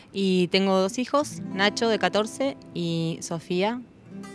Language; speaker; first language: Spanish; native; Spanish